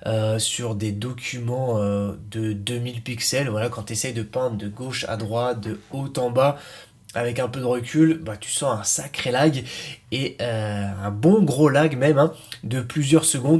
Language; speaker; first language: French; native; French